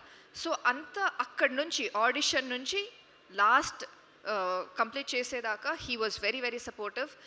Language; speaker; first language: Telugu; non-native, fluent; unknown